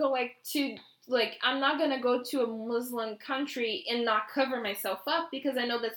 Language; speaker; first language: English; non-native, fluent; Portuguese